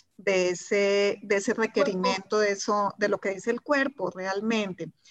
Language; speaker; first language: Spanish; native; Spanish